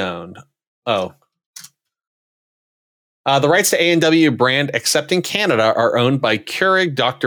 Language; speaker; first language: English; native; English